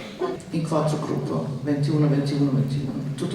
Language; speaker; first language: Italian; non-native, learner; Serbian